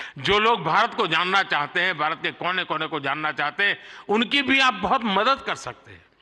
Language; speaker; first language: Hindi; non-native, local second language; Gujarati